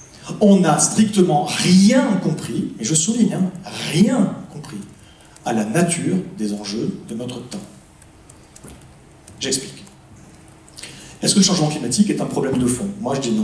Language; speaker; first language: French; native; French